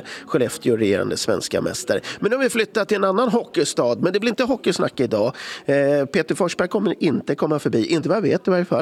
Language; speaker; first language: Swedish; native; Swedish